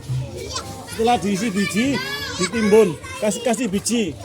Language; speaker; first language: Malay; non-native, local second language; Javanese